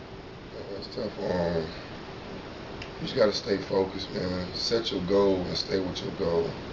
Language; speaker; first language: English; native; English